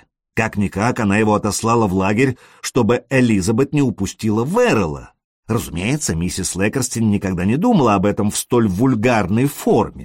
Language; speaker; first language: Russian; native; Russian